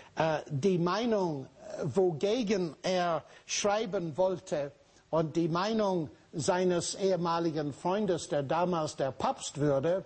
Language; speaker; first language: German; non-native, fluent; English